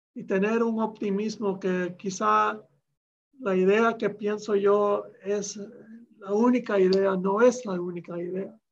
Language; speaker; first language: Spanish; early bilingual, heritage; Spanish